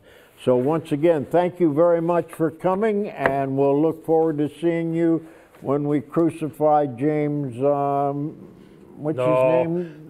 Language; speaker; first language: English; native; English